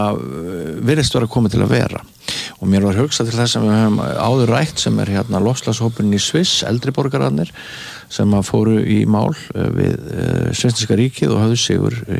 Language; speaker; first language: Icelandic; native; Icelandic